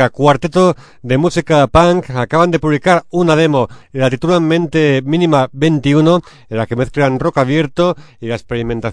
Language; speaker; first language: Spanish; native; Spanish